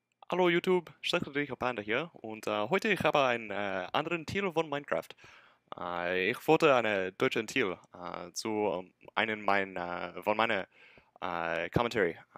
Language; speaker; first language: German; non-native, learner; English